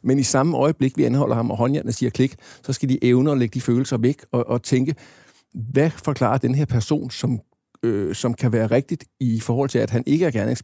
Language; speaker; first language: Danish; native; Danish